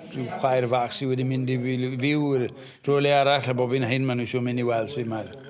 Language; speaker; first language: Welsh; native; Welsh